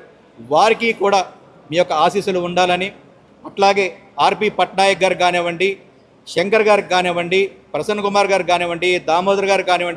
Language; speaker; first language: Telugu; native; Telugu